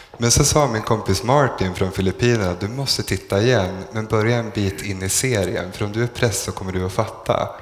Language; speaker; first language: Swedish; native; Swedish